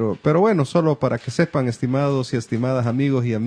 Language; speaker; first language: Spanish; native; Spanish